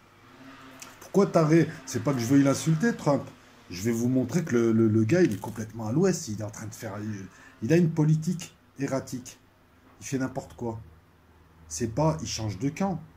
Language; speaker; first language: French; native; French